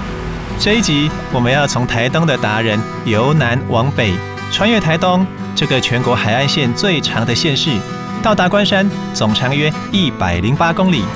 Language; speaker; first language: Chinese; native; Chinese